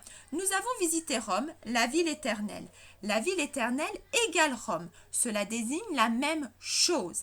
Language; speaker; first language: French; native; French